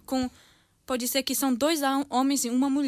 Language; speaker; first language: Portuguese; early bilingual, heritage; Portuguese